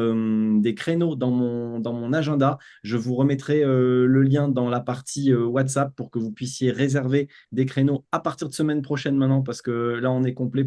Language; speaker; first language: French; native; French